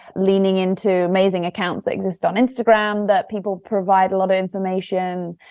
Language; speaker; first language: English; native; English